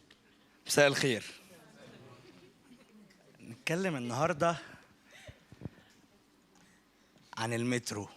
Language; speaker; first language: Arabic; native; Arabic